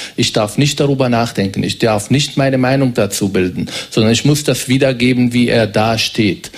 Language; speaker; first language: German; non-native, fluent; Arabic